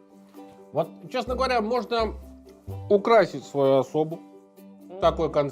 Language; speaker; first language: Russian; native; Russian